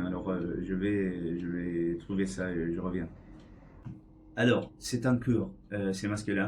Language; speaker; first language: French; non-native, learner; English